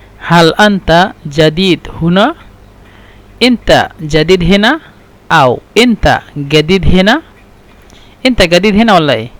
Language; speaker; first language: Egyptian Arabic; non-native, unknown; Bangla